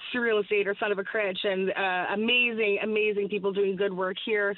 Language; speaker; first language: English; native; English